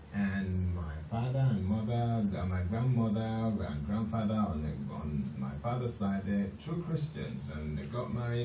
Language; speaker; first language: English; non-native, local second language; Yoruba